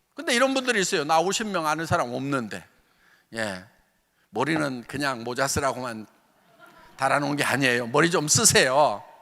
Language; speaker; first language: Korean; native; Korean